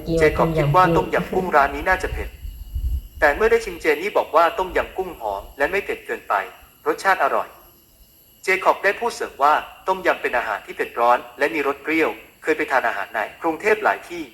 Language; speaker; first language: Thai; native; Thai